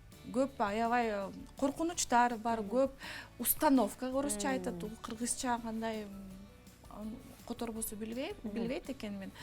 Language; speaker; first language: Kyrgyz; non-native, local second language; Russian